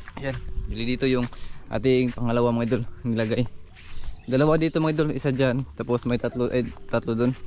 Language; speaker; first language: Filipino; non-native, local second language; Cebuano